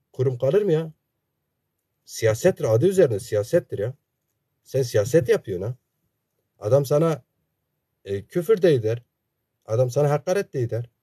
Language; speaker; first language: Turkish; non-native, local second language; Zaza